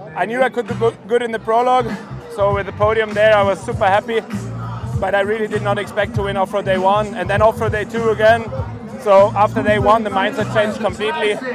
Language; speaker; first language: English; non-native, fluent; German